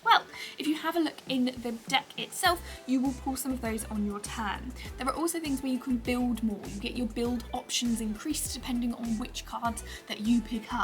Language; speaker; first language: English; native; English